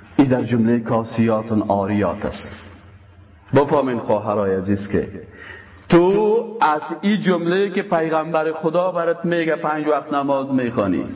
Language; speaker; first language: Persian; native; Persian